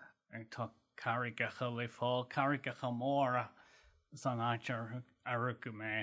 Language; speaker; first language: Irish; non-native, learner; German